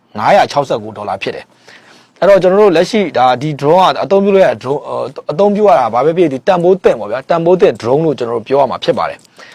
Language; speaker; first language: Burmese; native; Burmese